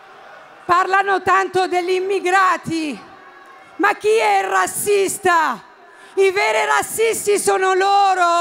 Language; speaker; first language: Italian; non-native, fluent; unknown